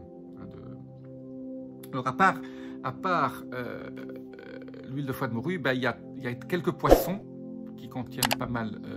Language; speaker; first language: French; native; French